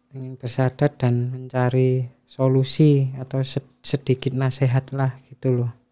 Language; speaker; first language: Indonesian; native; Indonesian